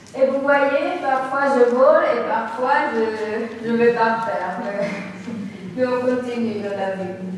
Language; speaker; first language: French; non-native, local second language; Spanish